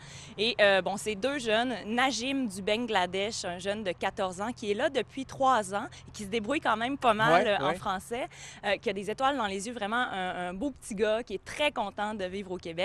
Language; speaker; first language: French; native; French